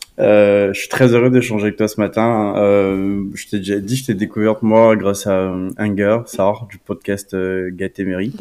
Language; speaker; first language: French; native; French